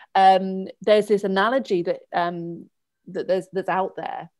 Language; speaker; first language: English; native; English